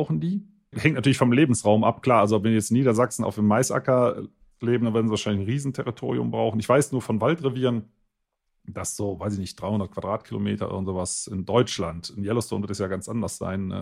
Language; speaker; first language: German; native; German